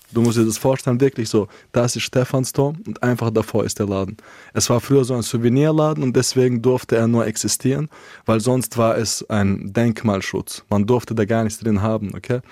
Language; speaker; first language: German; non-native, fluent; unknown